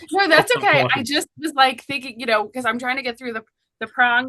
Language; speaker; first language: English; native; English